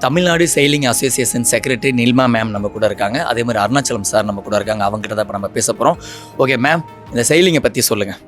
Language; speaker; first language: Tamil; native; Tamil